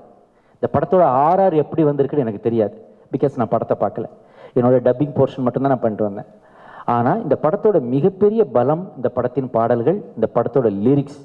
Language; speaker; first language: Tamil; native; Tamil